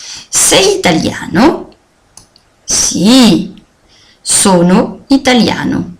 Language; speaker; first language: Italian; non-native, fluent; French